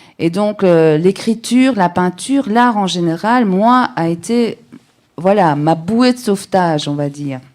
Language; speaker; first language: French; early bilingual, other home language; Rundi